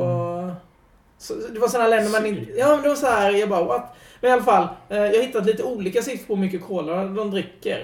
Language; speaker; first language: Swedish; native; Swedish